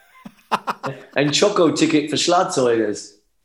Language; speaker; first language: German; non-native, learner; English